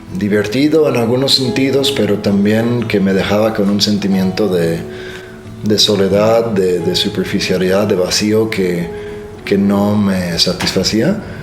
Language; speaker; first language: Spanish; non-native, fluent; English